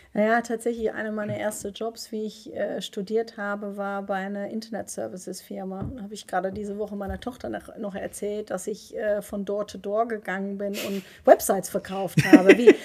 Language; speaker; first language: German; non-native, fluent; Dutch